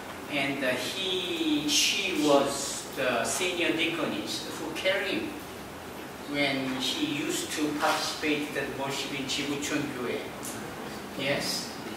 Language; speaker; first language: English; non-native, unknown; Korean